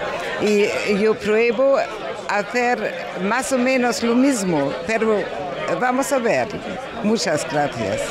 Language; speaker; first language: Spanish; non-native, learner; German